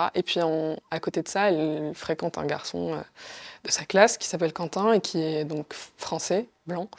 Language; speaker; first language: French; non-native, local second language; Arabic